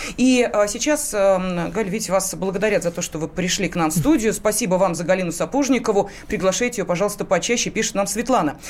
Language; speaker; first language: Russian; native; Russian